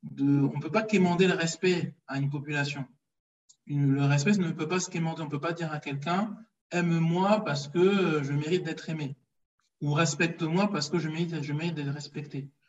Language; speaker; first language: French; early bilingual, other home language; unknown